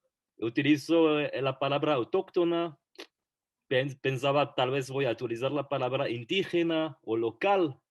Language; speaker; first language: Spanish; non-native, fluent; French